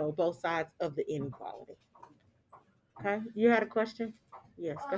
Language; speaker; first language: English; native; English